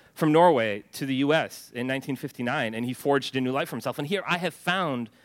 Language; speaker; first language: English; early bilingual, other home language; Norwegian